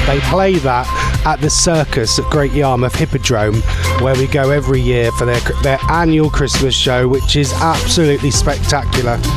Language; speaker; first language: English; native; English